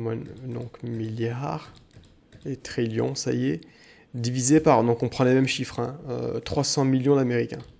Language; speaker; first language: French; native; French